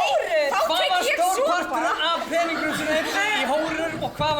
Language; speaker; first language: Icelandic; non-native, fluent; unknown